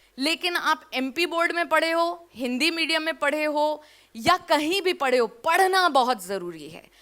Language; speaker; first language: Hindi; native; Hindi